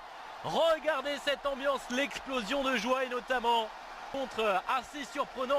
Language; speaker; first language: French; native; French